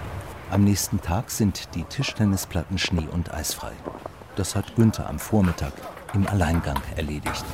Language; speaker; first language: German; native; German